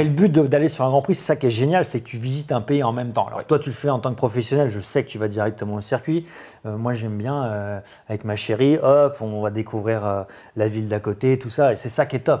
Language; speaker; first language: French; native; French